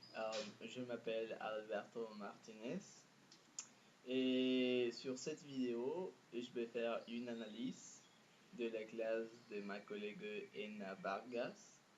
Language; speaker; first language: French; non-native, fluent; Spanish